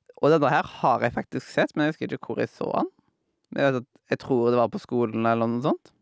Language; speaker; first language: Norwegian; native; Norwegian